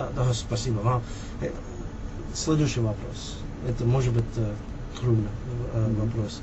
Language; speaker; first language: Russian; non-native, learner; English